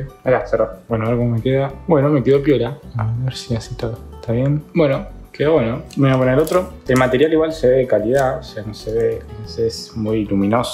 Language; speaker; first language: Spanish; native; Spanish